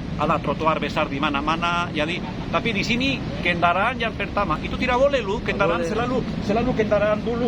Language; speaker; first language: Indonesian; non-native, fluent; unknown